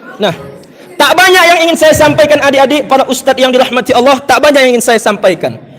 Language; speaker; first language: Malay; native; Malay